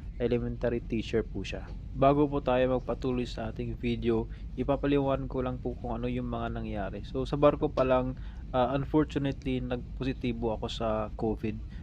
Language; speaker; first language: Filipino; non-native, local second language; Cebuano